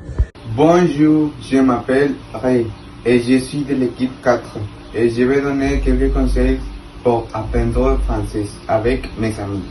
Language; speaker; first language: French; non-native, learner; Spanish